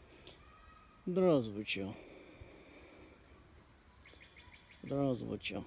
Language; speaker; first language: Russian; non-native, learner; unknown